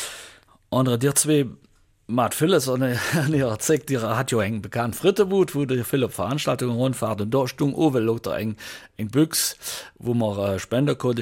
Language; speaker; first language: German; native; German